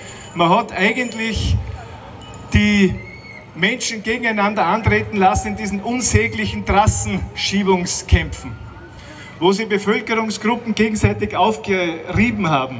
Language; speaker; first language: German; native; German